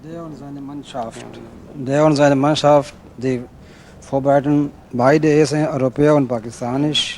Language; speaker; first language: German; non-native, fluent; Urdu